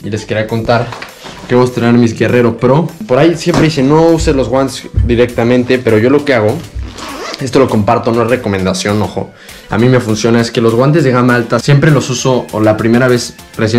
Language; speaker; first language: Spanish; native; Spanish